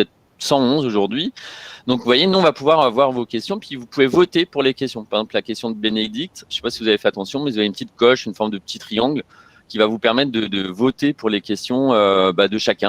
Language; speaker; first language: French; native; French